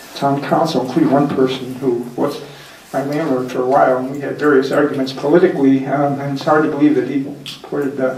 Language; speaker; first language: English; native; English